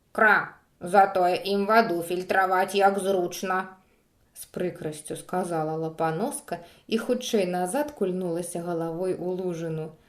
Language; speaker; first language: Belarusian; non-native, local second language; Russian